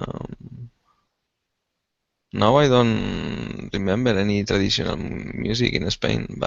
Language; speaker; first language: English; non-native, learner; Spanish